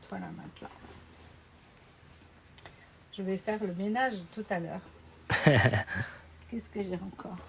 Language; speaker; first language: French; native; French